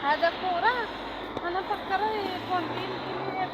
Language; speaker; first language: Arabic; non-native, learner; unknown